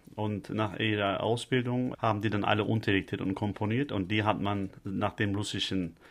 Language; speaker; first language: German; non-native, fluent; Turkish